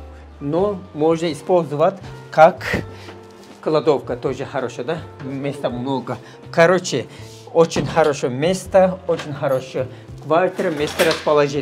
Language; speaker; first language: Russian; non-native, learner; Turkish